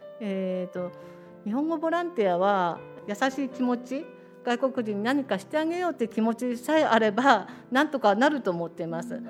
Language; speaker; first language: Japanese; native; Japanese